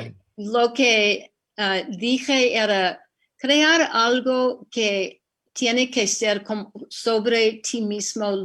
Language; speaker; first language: Spanish; non-native, fluent; English